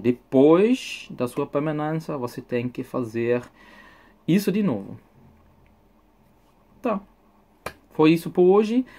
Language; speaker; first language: Portuguese; non-native, fluent; German